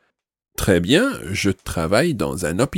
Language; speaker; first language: French; non-native, fluent; English